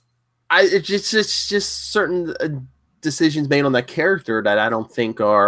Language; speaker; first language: English; native; English